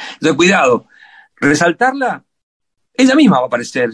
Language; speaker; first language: Spanish; native; Spanish